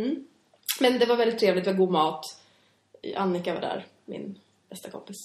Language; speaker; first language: Swedish; native; Swedish